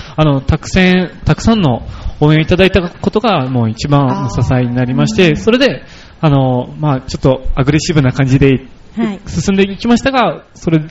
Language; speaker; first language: Japanese; early bilingual, other home language; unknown